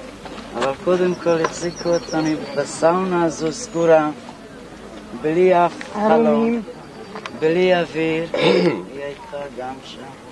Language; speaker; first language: Hebrew; non-native, fluent; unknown